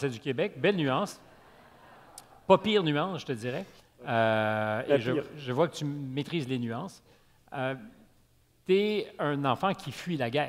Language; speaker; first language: French; native; French